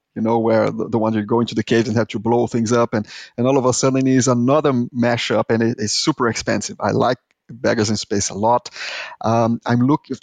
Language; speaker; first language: English; non-native, fluent; Portuguese